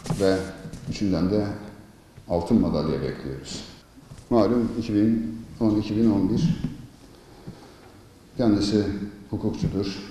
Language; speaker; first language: Turkish; native; Turkish